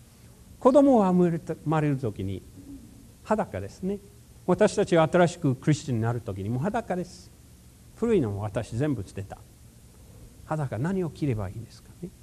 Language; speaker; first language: Japanese; non-native, fluent; English